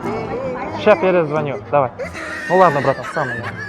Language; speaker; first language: Russian; non-native, local second language; Kazakh